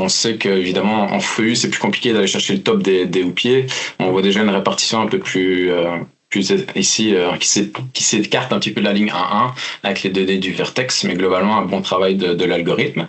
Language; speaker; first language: French; native; French